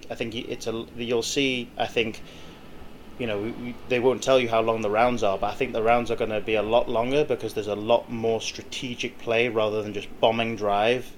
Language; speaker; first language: English; native; English